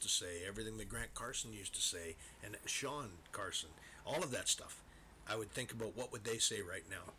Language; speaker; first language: English; native; English